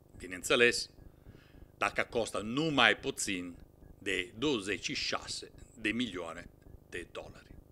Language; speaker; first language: Romanian; non-native, fluent; Italian